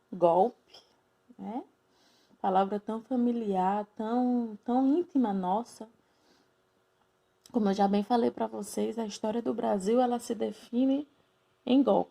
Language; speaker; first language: Portuguese; native; Portuguese